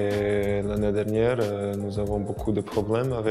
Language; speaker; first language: French; non-native, learner; Croatian